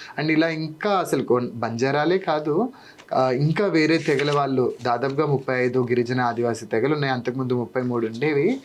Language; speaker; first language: Telugu; non-native, local second language; Lambadi